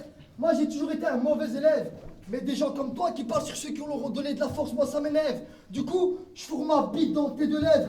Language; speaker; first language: French; native; French